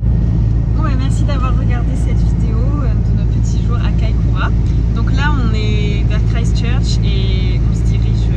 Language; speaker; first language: French; native; French